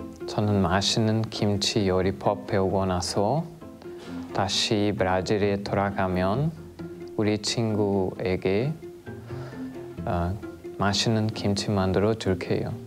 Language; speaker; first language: Korean; non-native, learner; Portuguese